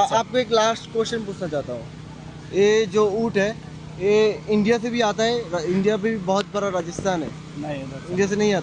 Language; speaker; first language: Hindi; non-native, learner; Bangla